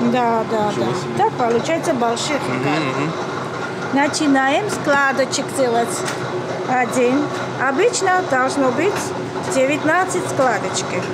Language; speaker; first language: Russian; non-native, fluent; Georgian